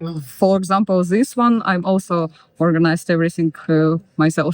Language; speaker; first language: English; non-native, learner; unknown